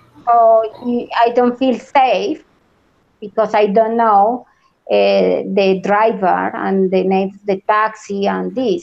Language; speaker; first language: English; non-native, learner; Spanish